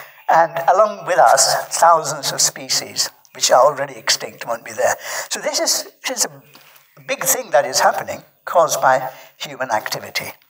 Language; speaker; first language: English; non-native, local second language; Marathi